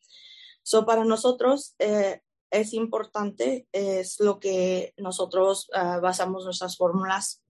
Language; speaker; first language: Spanish; early bilingual, heritage; Spanish